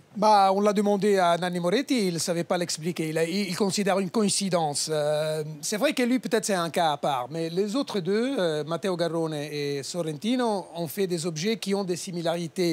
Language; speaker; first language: French; non-native, fluent; Italian